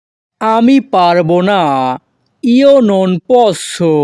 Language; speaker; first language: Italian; non-native, learner; Bangla